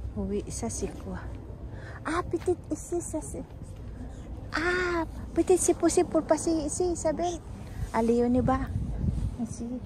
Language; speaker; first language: French; non-native, learner; Filipino